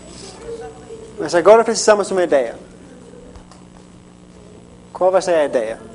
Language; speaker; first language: Portuguese; non-native, fluent; English